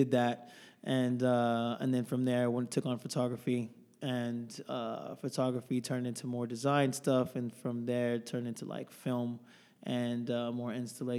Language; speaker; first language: English; native; English